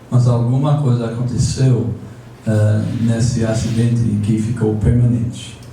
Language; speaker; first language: Portuguese; non-native, fluent; English